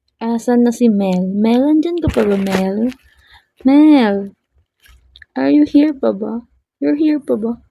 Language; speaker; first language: Filipino; non-native, local second language; Hiligaynon